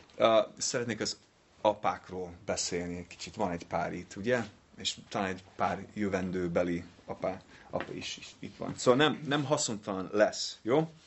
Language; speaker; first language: Hungarian; non-native, fluent; English